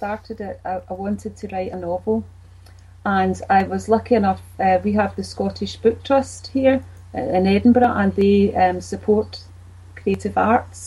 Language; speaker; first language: English; native; English